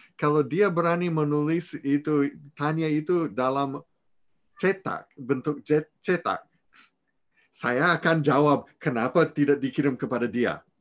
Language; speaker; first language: Indonesian; non-native, fluent; English